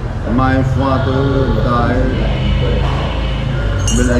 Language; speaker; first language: English; non-native, learner; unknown